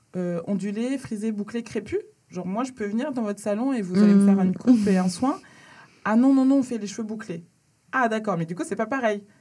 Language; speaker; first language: French; early bilingual, other home language; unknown